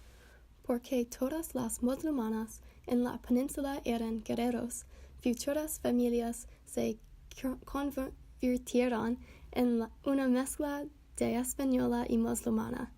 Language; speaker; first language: Spanish; non-native, learner; English